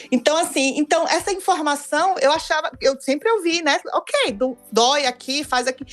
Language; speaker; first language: Portuguese; native; Portuguese